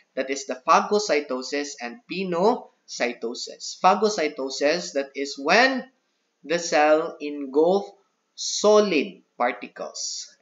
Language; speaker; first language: English; non-native, local second language; Cebuano